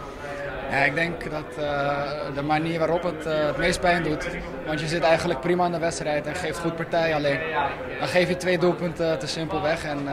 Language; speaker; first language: Dutch; native; Dutch